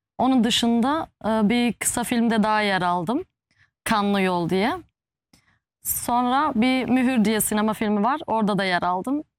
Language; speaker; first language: Turkish; early bilingual, heritage; Turkish